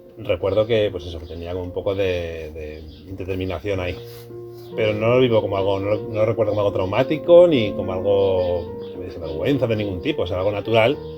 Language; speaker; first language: Spanish; native; Spanish